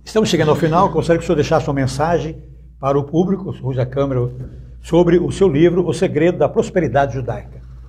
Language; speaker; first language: Portuguese; native; Portuguese